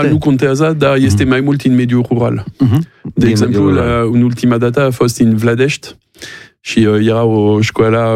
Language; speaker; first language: Romanian; non-native, learner; French